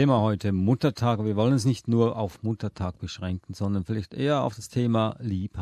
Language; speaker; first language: German; native; German